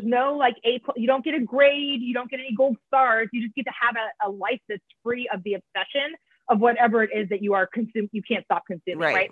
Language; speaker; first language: English; native; English